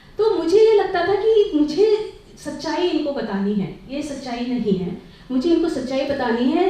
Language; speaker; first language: Hindi; native; Hindi